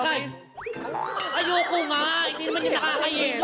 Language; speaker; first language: Filipino; native; Filipino